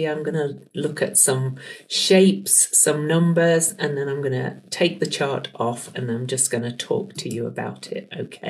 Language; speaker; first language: English; native; English